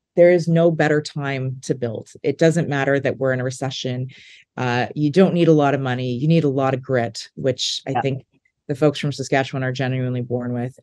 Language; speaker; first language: English; native; English